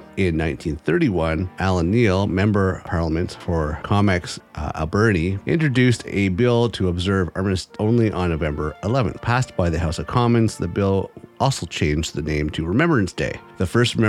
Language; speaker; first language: English; native; English